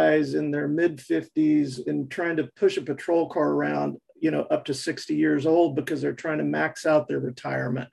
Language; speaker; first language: English; native; English